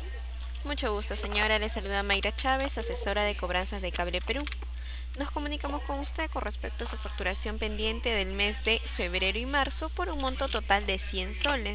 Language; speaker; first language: Spanish; native; Spanish